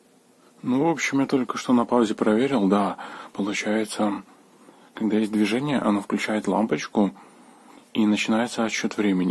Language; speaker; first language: Russian; native; Russian